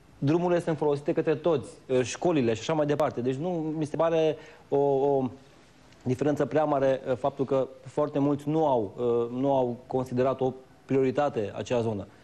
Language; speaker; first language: Romanian; non-native, local second language; Hungarian